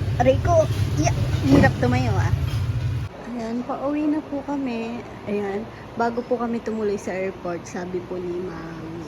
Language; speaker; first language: Filipino; native; Filipino